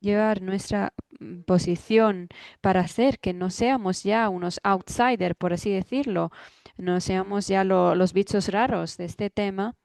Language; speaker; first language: Spanish; non-native, fluent; German